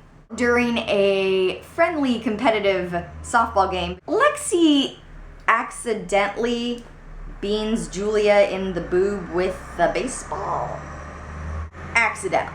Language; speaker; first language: English; native; English